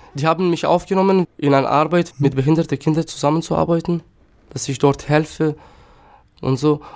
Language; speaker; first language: German; non-native, fluent; Turkish